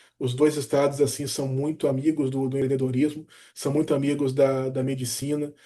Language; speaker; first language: Portuguese; native; Portuguese